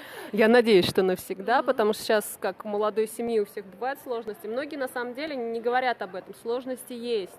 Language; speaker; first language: Russian; native; Russian